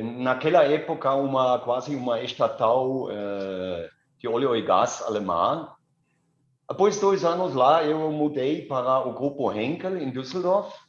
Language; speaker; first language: Portuguese; non-native, fluent; German